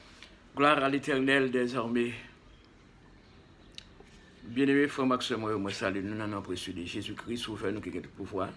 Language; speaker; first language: French; non-native, local second language; Haitian Creole